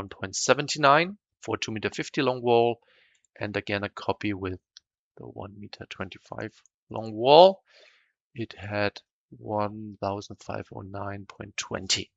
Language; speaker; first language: English; non-native, fluent; German